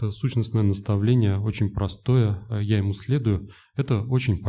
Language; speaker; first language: Russian; native; Russian